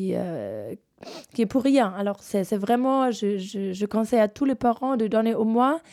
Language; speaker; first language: French; non-native, fluent; German